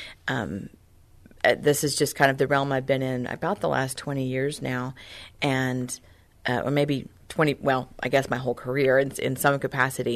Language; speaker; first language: English; native; English